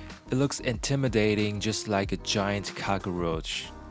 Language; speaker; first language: English; non-native, fluent; Chinese